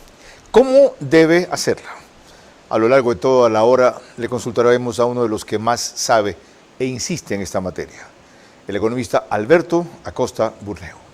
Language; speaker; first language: Spanish; native; Spanish